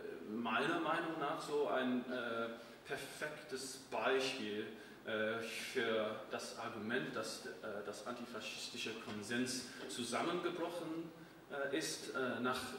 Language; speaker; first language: German; non-native, fluent; English